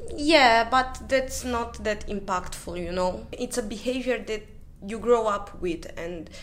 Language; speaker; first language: English; non-native, fluent; Romanian